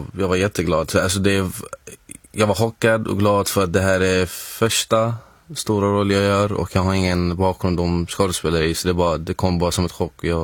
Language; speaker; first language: Swedish; non-native, fluent; Arabic